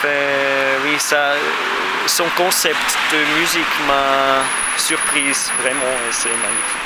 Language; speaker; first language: French; non-native, learner; German